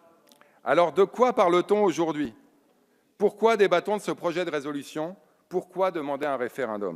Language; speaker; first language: French; native; French